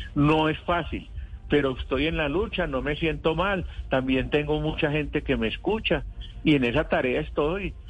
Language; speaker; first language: Spanish; native; Spanish